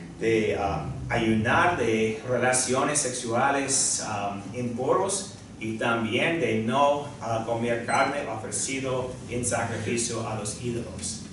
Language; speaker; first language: Spanish; non-native, fluent; English